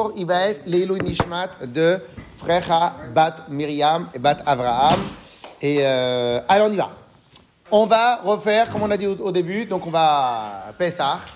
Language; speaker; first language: French; native; French